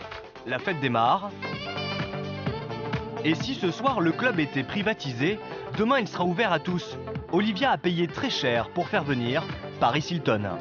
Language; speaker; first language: French; native; French